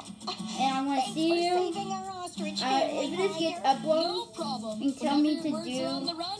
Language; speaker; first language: English; native; English